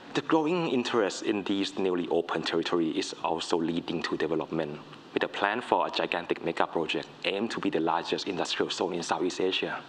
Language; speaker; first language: English; non-native, fluent; Thai